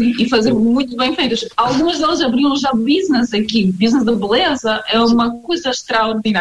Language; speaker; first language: Portuguese; non-native, fluent; Ukrainian